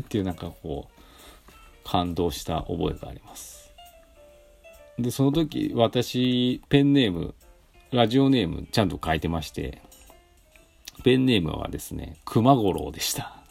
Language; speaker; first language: Japanese; native; Japanese